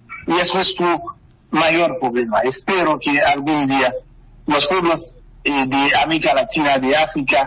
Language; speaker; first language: Spanish; non-native, fluent; Haitian Creole